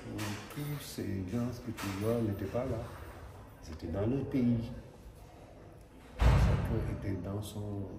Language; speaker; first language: French; non-native, local second language; Wolof